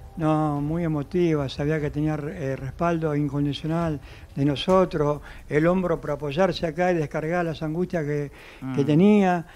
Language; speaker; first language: Spanish; native; Spanish